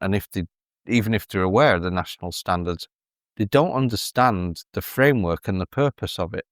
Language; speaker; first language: English; native; English